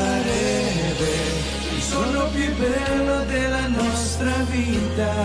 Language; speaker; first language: Italian; non-native, learner; Filipino